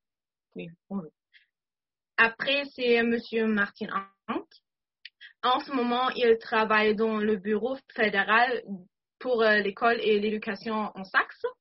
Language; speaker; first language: French; non-native, fluent; German